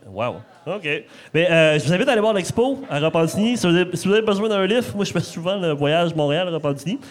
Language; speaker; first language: French; native; French